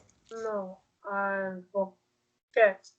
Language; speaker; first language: English; non-native, learner; Chinese